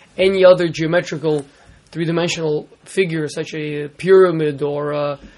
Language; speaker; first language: English; native; English